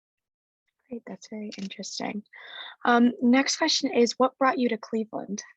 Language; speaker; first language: English; native; English